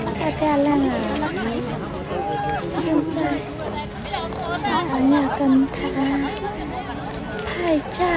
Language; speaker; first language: Chinese; non-native, learner; Vietnamese